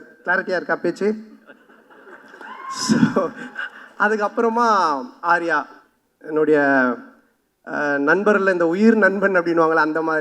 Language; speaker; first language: Tamil; native; Tamil